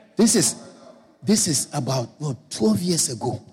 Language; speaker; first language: English; non-native, local second language; Akan